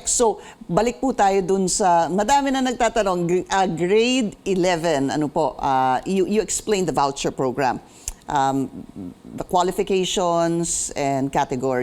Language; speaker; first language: Filipino; native; Filipino